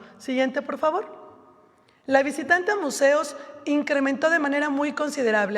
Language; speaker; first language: Spanish; native; Spanish